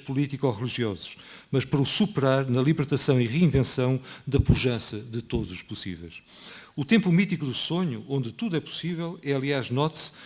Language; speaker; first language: Portuguese; native; Portuguese